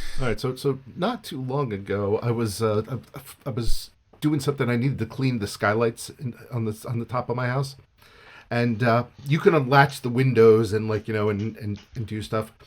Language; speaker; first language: English; native; English